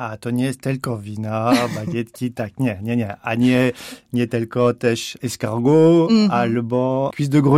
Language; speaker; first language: Polish; non-native, learner; French